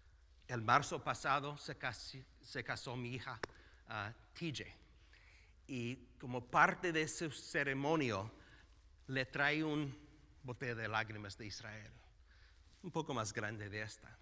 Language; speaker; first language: Spanish; non-native, fluent; English